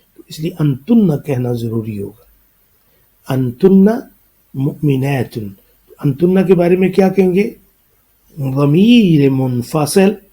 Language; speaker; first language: Urdu; native; Urdu